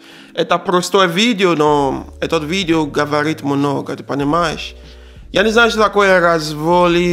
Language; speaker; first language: Russian; non-native, learner; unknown